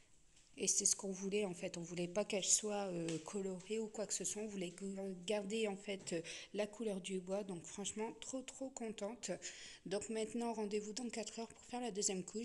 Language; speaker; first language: French; native; French